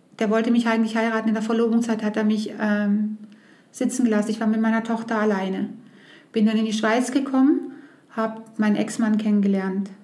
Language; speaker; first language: German; native; German